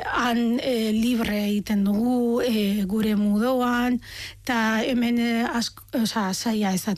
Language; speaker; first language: Basque; non-native, fluent; Arabic